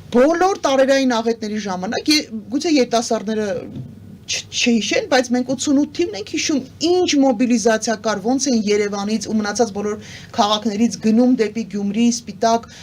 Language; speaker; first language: Armenian; native; Armenian